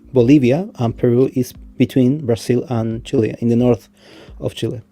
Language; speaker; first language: English; non-native, fluent; Spanish